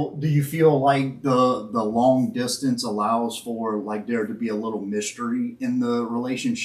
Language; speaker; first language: English; native; English